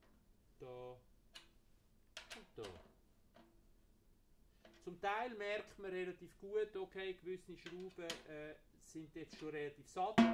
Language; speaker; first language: German; native; German